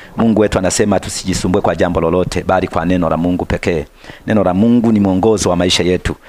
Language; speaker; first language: Swahili; native; Swahili